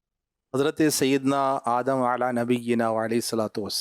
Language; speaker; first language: Urdu; native; Urdu